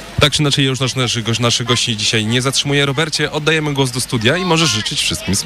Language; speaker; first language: Polish; native; Polish